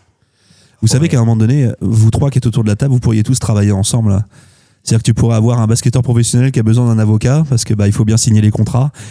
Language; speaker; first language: French; native; French